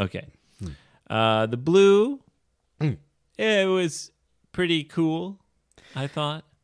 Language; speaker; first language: English; native; English